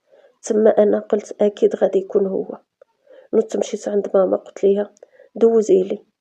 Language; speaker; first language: Arabic; native; Arabic